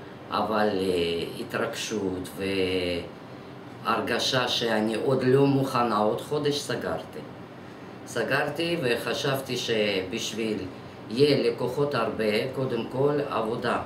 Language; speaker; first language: Hebrew; non-native, fluent; Russian